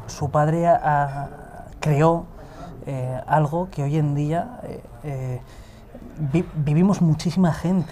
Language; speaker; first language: Spanish; native; Spanish